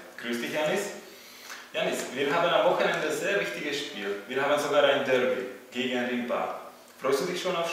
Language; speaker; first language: German; native; German